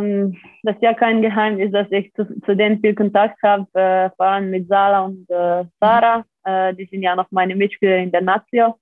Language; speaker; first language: German; non-native, fluent; Slovenian